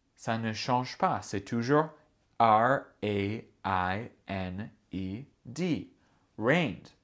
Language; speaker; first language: French; non-native, fluent; English